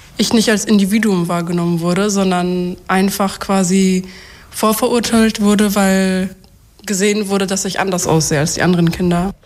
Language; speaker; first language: German; early bilingual, other home language; Kurdish